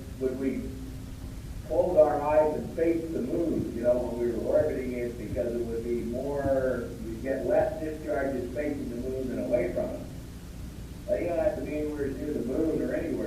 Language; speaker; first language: English; native; English